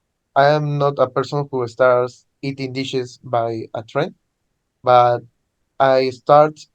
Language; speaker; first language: English; non-native, learner; Spanish